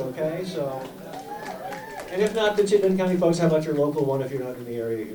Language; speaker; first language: English; native; English